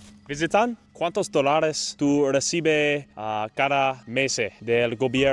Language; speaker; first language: Spanish; non-native, learner; English